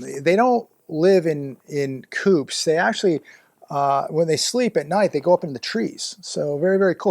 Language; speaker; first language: English; native; English